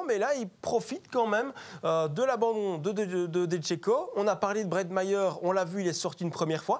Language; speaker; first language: French; native; French